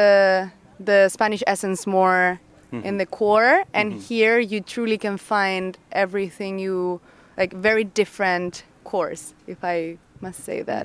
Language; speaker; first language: English; non-native, fluent; Spanish